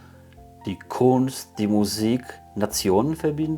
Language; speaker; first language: German; non-native, fluent; Polish